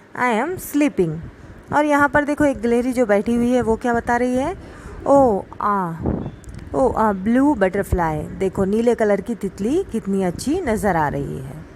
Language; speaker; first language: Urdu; native; Urdu